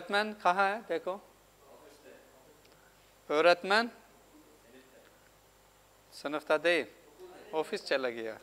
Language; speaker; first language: Turkish; non-native, fluent; Urdu